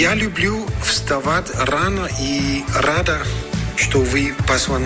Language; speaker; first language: Russian; non-native, fluent; Danish